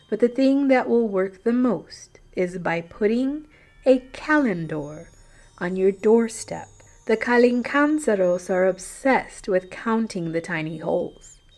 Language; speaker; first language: English; early bilingual, other home language; Spanish